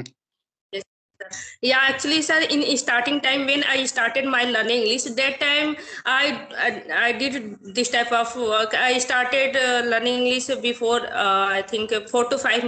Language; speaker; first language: English; non-native, learner; Hindi